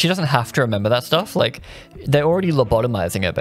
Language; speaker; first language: English; native; English